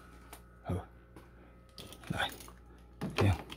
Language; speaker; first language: Chinese; native; Chinese